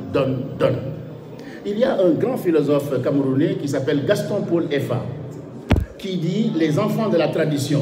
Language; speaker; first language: French; non-native, local second language; Wolof